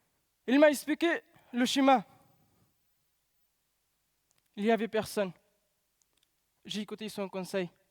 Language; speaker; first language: French; non-native, learner; Pashto